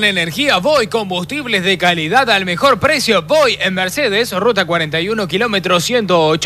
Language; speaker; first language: Spanish; native; Spanish